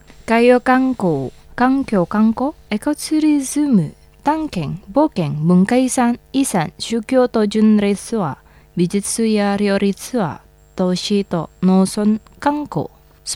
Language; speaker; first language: Japanese; non-native, fluent; Indonesian